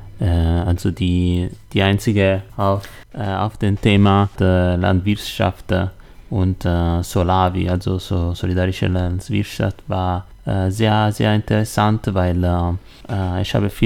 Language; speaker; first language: German; non-native, learner; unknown